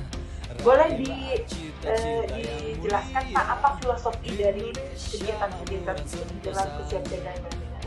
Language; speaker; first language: Indonesian; native; Indonesian